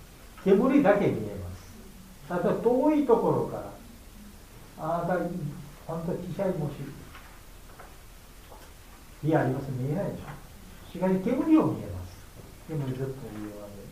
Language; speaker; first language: Japanese; non-native, learner; Bangla